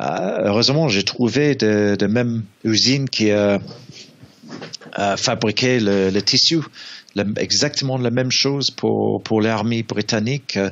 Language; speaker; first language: French; non-native, learner; English